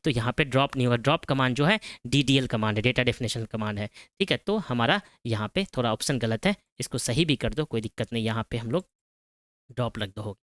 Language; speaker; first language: Hindi; native; Hindi